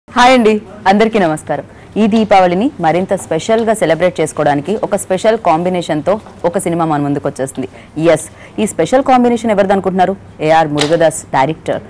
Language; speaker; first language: Telugu; native; Telugu